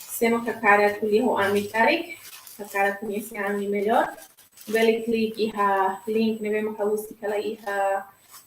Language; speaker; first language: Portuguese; non-native, local second language; Tetum